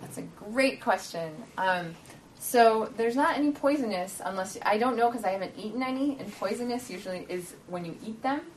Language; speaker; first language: English; early bilingual, other home language; Persian